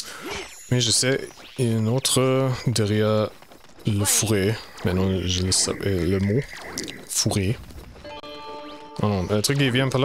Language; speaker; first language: French; non-native, learner; German